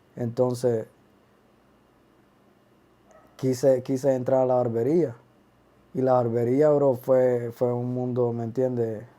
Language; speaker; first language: Spanish; early bilingual, other home language; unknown